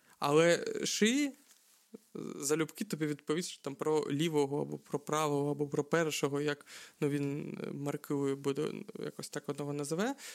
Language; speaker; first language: Ukrainian; non-native, local second language; Russian